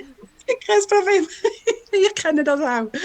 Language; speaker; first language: German; non-native, learner; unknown